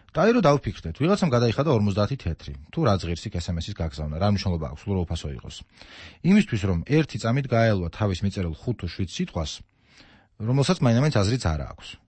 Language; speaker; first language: Georgian; native; Georgian